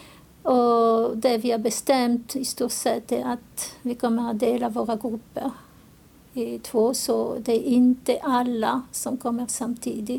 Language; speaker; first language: Swedish; non-native, fluent; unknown